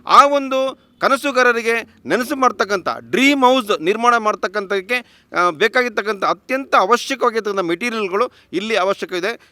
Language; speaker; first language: Kannada; native; Kannada